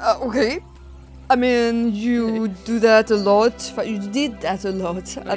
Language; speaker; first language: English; non-native, fluent; French